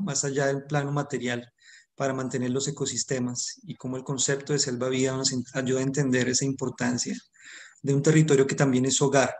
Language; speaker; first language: Spanish; native; Spanish